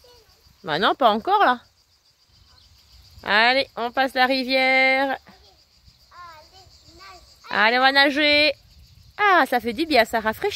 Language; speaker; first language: French; native; French